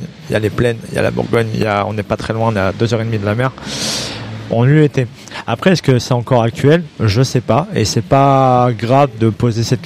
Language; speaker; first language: French; native; French